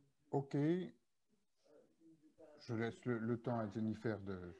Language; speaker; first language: French; native; French